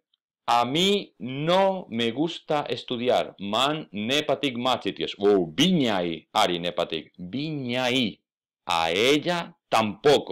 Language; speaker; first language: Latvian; non-native, fluent; Spanish